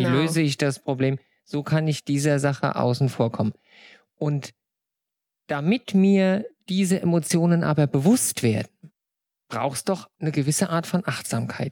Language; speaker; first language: German; native; German